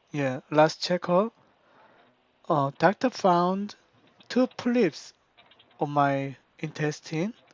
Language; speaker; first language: English; non-native, learner; Korean